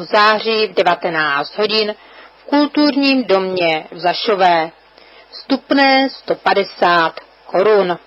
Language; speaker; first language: Czech; native; Czech